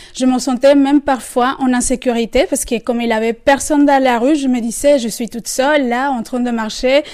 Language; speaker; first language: French; non-native, fluent; Spanish